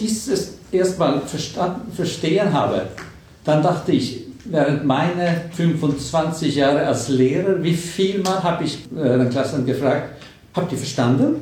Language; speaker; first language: German; non-native, fluent; Swedish